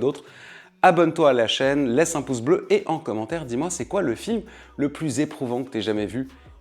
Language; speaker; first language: French; native; French